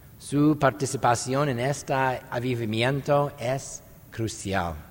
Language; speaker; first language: Spanish; non-native, fluent; English